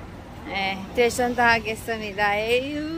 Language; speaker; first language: Korean; non-native, local second language; Filipino